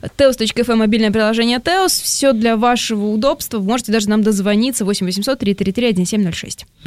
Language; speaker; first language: Russian; native; Russian